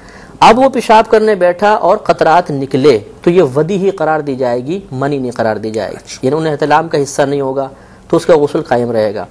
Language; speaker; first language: Urdu; native; Urdu